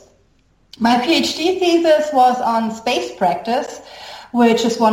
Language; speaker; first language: English; non-native, fluent; German